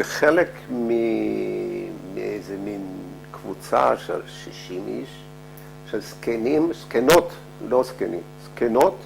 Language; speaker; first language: Hebrew; non-native, fluent; Dutch